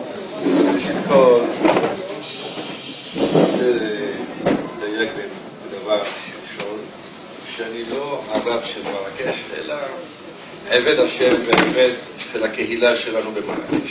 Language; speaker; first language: Hebrew; non-native, fluent; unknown